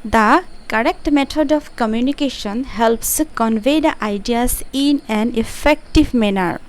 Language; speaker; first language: English; non-native, local second language; Assamese